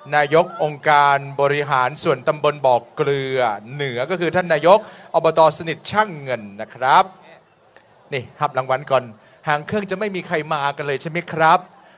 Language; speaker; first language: Thai; native; Thai